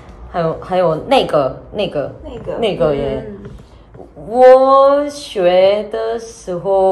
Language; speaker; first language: Chinese; non-native, learner; Korean